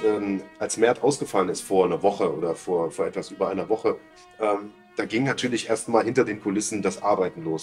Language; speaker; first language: German; native; German